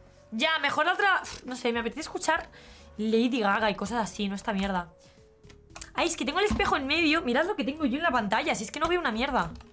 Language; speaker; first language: Spanish; native; Spanish